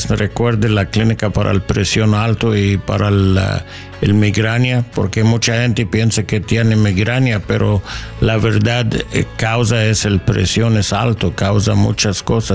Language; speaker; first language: Spanish; non-native, learner; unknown